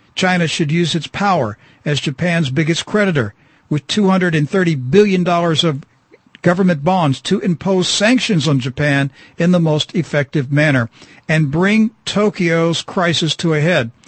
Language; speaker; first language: English; native; English